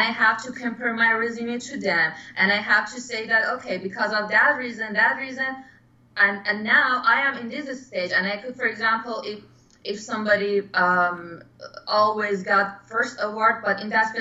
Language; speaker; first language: English; non-native, learner; Persian